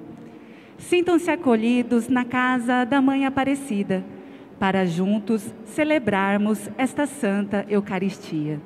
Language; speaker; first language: Portuguese; native; Portuguese